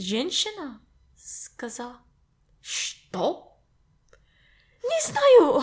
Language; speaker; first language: Russian; non-native, learner; English